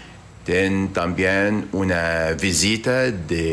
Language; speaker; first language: Portuguese; non-native, learner; Arabic